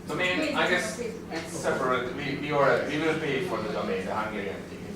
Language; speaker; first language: English; non-native, learner; Hungarian